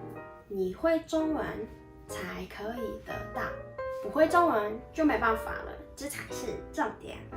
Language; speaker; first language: Chinese; non-native, fluent; Mongolian